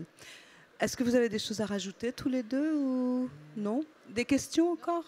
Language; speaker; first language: French; native; French